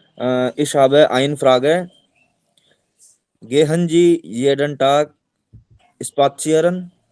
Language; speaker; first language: German; non-native, learner; Hindi